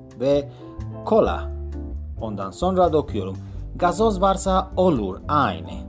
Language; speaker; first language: Turkish; non-native, learner; Spanish